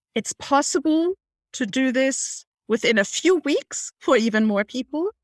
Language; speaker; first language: English; non-native, fluent; German